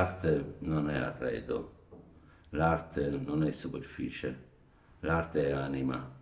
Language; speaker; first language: Italian; native; Italian